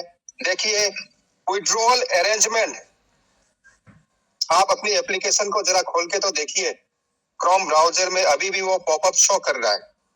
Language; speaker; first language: Hindi; native; Hindi